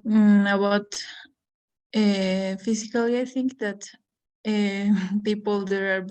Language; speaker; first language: English; non-native, learner; Spanish